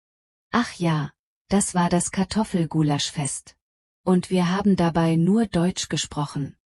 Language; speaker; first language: German; non-native, fluent; Polish